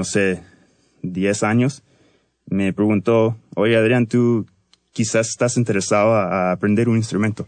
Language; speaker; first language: Spanish; early bilingual, heritage; Spanish